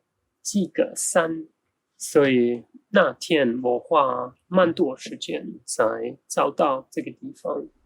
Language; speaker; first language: Chinese; non-native, fluent; German